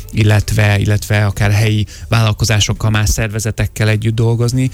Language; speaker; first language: Hungarian; native; Hungarian